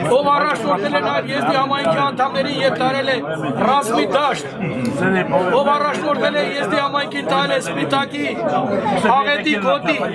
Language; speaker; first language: Armenian; non-native, local second language; Kurdish